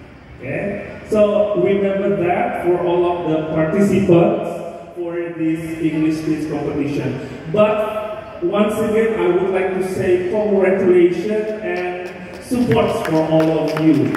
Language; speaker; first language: English; non-native, fluent; Indonesian